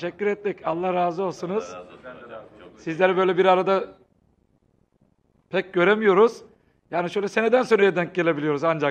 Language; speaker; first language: Turkish; native; Turkish